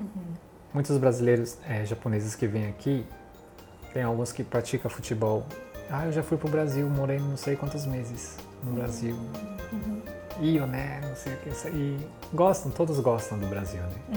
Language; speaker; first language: Portuguese; early bilingual, heritage; Portuguese